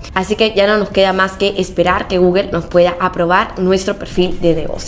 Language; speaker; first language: Spanish; native; Spanish